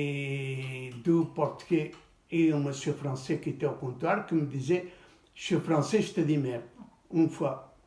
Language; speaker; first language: French; non-native, fluent; Portuguese